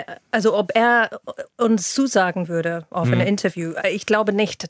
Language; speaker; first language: German; non-native, fluent; English